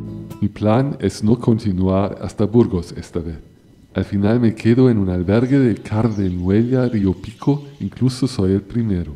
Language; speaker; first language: Spanish; non-native, fluent; German